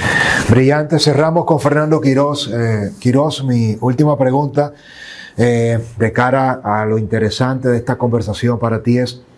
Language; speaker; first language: Spanish; native; Spanish